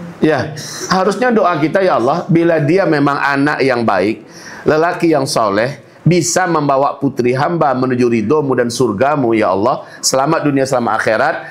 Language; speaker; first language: Malay; non-native, local second language; Minangkabau